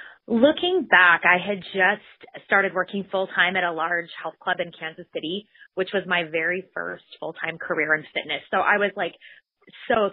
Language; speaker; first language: English; native; English